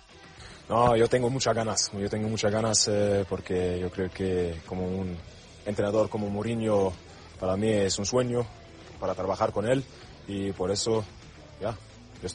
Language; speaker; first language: Spanish; non-native, learner; German